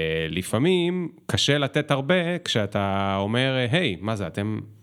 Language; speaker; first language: Hebrew; native; Hebrew